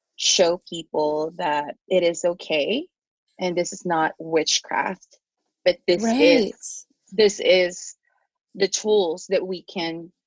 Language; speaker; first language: English; non-native, local second language; Filipino